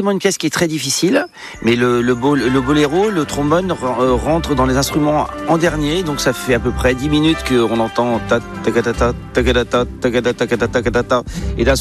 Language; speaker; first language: French; native; French